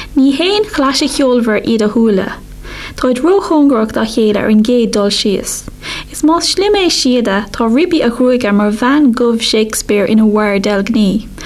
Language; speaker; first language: Irish; non-native, local second language; English